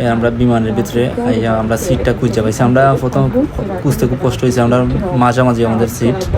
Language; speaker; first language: Bangla; non-native, local second language; Sylheti